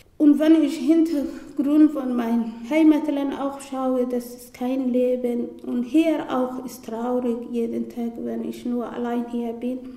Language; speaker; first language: German; non-native, learner; Somali